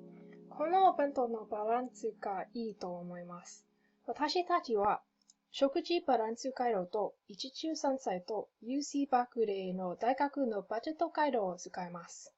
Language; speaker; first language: Japanese; non-native, learner; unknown